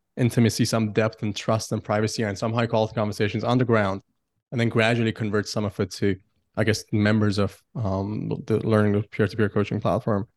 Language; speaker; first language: English; non-native, fluent; Persian